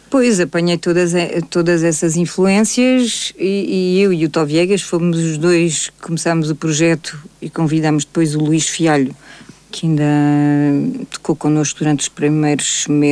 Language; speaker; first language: Portuguese; native; Portuguese